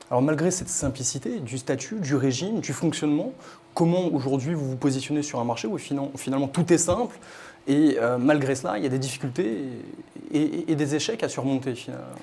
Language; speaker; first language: French; native; French